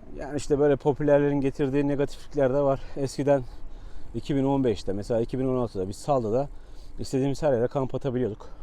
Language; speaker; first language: Turkish; native; Turkish